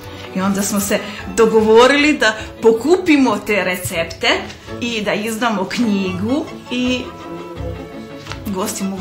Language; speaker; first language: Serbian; non-native, local second language; Hungarian